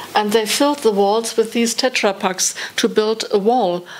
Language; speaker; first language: English; non-native, fluent; German